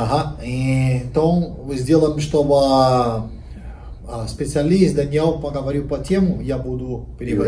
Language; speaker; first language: Russian; non-native, learner; Portuguese